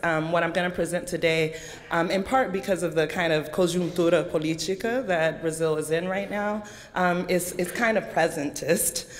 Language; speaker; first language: English; native; English